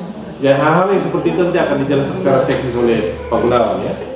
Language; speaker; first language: Indonesian; native; Indonesian